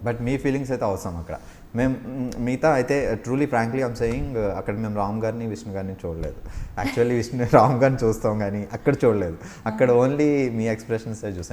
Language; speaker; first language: Telugu; native; Telugu